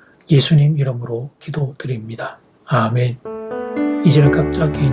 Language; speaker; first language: Korean; native; Korean